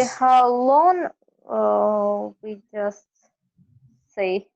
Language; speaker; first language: English; non-native, learner; Russian